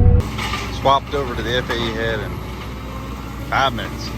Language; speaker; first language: English; native; English